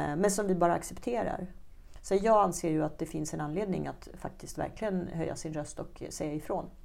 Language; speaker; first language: Swedish; early bilingual, other home language; Czech